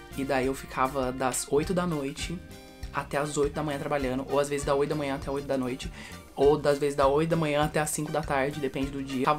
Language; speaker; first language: Portuguese; early bilingual, heritage; Portuguese